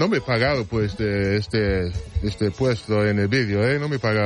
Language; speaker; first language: Spanish; non-native, fluent; English